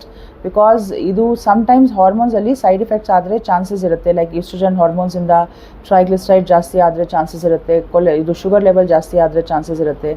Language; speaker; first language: Kannada; non-native, learner; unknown